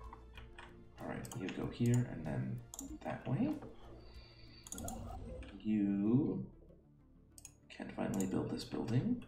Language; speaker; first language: English; native; English